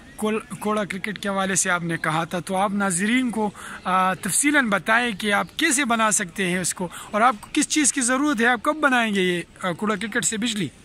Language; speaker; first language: Urdu; non-native, local second language; Pashto